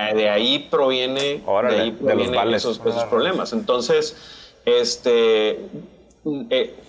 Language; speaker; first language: Spanish; native; Spanish